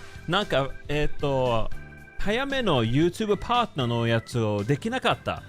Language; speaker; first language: Japanese; non-native, learner; English